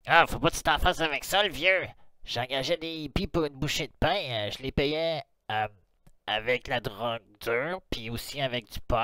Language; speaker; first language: French; native; French